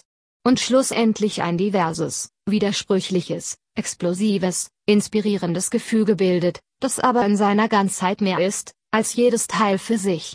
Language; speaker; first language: German; native; German